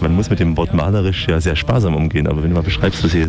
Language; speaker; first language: German; native; German